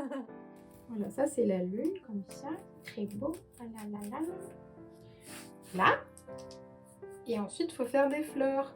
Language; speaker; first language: French; native; French